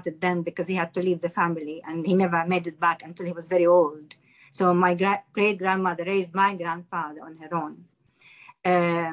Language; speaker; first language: English; non-native, fluent; Arabic